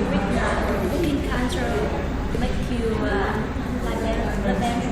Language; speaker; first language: English; non-native, learner; Vietnamese